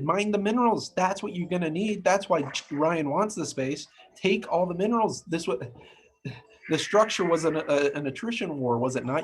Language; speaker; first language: English; native; English